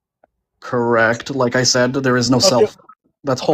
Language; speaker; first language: English; early bilingual, heritage; Punjabi